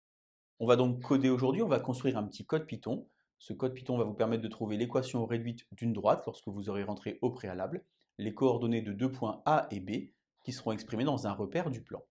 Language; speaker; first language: French; native; French